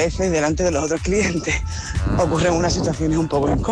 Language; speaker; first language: Spanish; native; Spanish